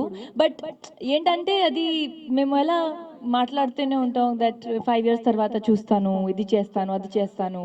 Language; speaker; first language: Telugu; non-native, fluent; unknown